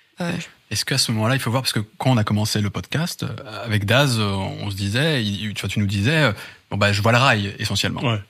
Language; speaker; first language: French; native; French